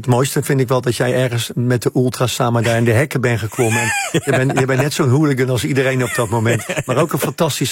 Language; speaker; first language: Dutch; native; Dutch